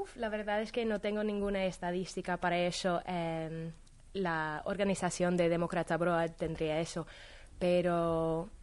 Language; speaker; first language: Spanish; non-native, fluent; English